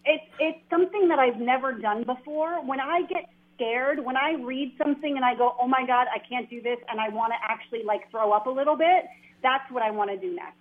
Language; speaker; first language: English; native; English